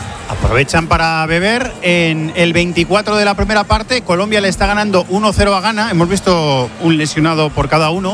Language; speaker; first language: Spanish; native; Spanish